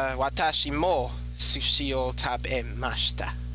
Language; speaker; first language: Japanese; non-native, learner; English